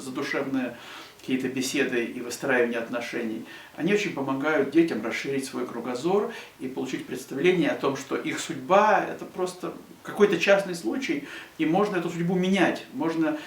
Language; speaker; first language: Russian; native; Russian